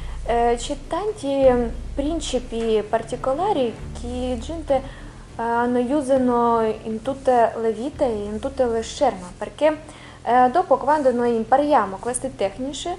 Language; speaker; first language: Italian; non-native, learner; Russian